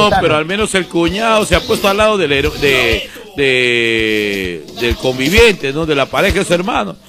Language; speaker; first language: Spanish; native; Spanish